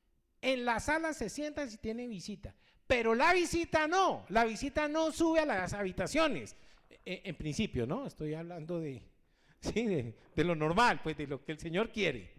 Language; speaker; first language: Spanish; native; Spanish